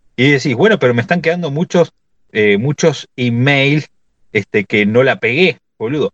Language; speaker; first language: Spanish; native; Spanish